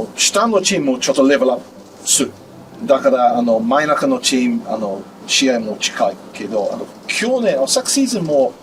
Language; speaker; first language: Japanese; non-native, learner; English